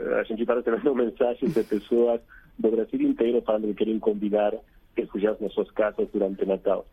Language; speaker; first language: Portuguese; non-native, fluent; Spanish